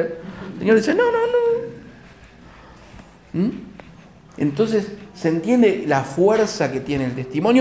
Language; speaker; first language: Spanish; native; Spanish